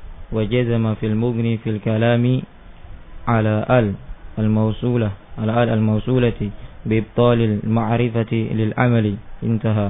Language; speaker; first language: Arabic; non-native, fluent; Indonesian